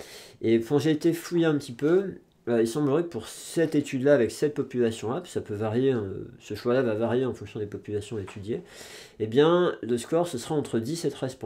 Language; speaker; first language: French; native; French